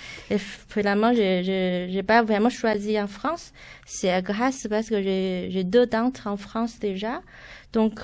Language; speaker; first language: French; non-native, fluent; Chinese